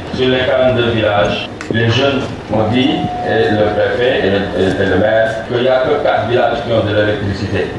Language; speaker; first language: French; non-native, local second language; Wolof